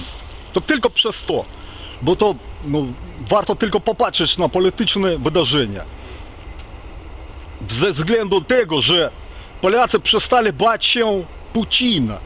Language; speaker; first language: Polish; non-native, learner; Ukrainian